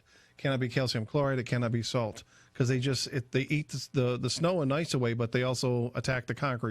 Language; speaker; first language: English; native; English